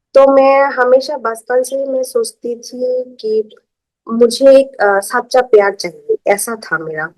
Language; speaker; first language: Hindi; non-native, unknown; Bangla